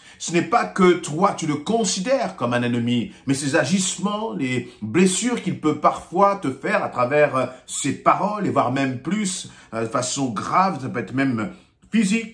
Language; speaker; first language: French; native; French